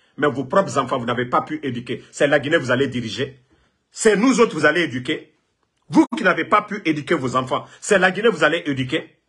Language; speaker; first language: French; non-native, local second language; Mandingo